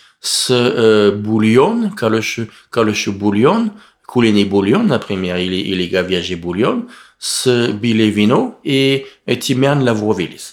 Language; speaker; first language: Russian; non-native, learner; French